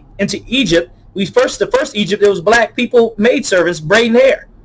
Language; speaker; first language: English; native; English